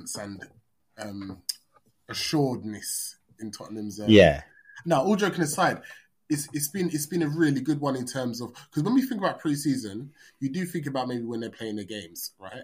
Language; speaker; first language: English; native; English